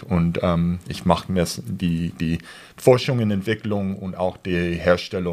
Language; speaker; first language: German; non-native, fluent; English